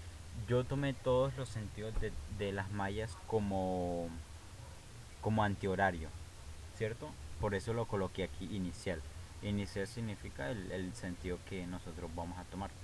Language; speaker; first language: Spanish; native; Spanish